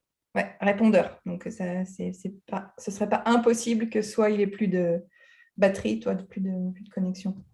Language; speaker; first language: French; native; French